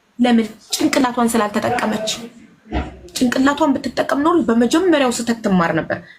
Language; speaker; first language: Amharic; native; Amharic